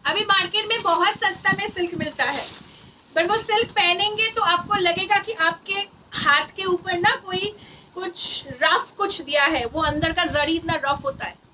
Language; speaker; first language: Hindi; non-native, local second language; Bangla